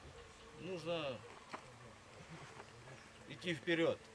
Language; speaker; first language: Russian; native; Russian